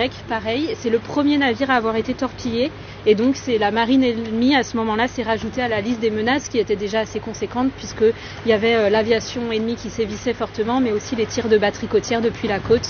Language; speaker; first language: French; native; French